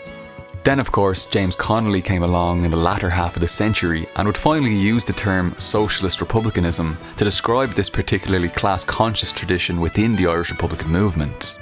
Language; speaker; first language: English; native; English